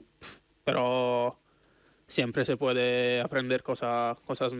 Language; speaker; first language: Spanish; non-native, learner; Italian